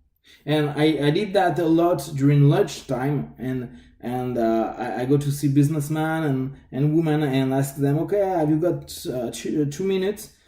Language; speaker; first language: English; non-native, fluent; French